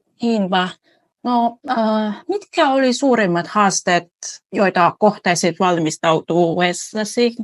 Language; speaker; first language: Finnish; non-native, fluent; Vietnamese